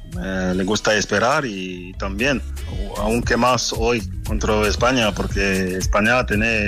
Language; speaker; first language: Spanish; non-native, fluent; French